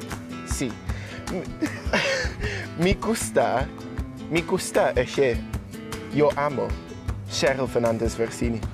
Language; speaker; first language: Spanish; non-native, learner; Welsh